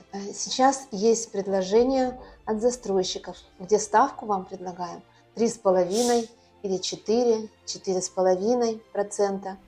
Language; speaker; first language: Russian; non-native, local second language; Kyrgyz